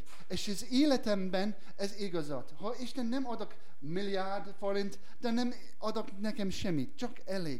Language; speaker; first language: Hungarian; non-native, learner; English